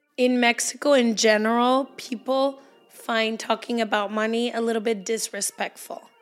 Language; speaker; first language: English; early bilingual, heritage; Spanish